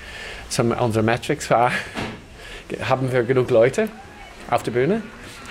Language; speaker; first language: German; non-native, learner; English